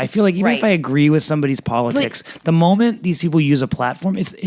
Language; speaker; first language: English; native; English